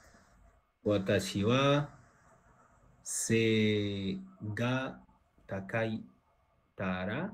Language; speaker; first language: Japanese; non-native, learner; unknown